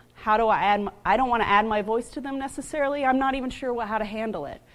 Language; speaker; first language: English; native; English